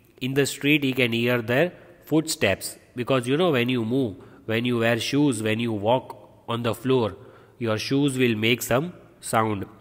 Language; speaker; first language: English; non-native, local second language; Gujarati